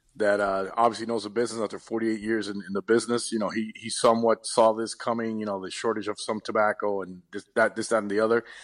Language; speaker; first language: English; early bilingual, other home language; Spanish